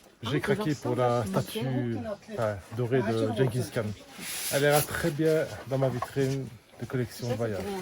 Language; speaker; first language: French; native; French